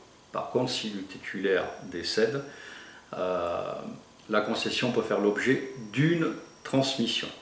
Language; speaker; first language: French; native; French